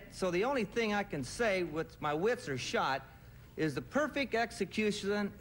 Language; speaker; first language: English; native; English